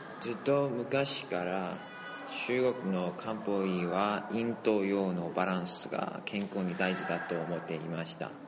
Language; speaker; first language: Japanese; non-native, learner; Chinese